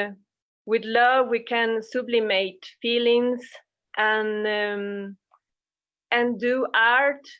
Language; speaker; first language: English; non-native, fluent; Spanish